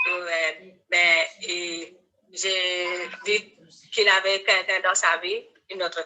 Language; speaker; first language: French; non-native, learner; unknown